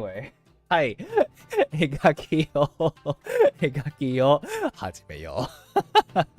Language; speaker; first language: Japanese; non-native, fluent; English